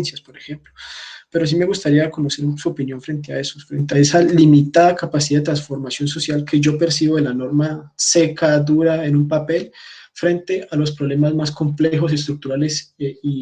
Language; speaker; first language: Spanish; native; Spanish